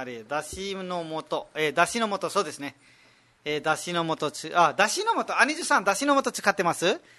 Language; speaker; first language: Japanese; non-native, fluent; Nepali